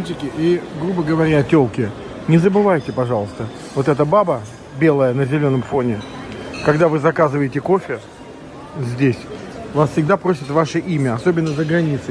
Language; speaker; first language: Russian; native; Russian